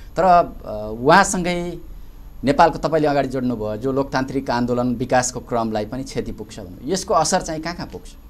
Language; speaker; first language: Nepali; native; Nepali